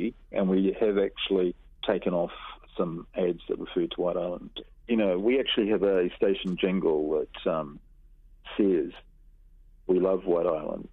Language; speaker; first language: English; native; English